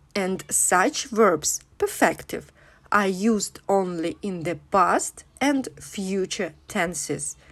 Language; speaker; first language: English; non-native, fluent; Russian